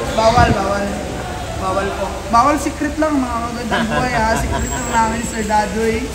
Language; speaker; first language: Filipino; non-native, local second language; Cebuano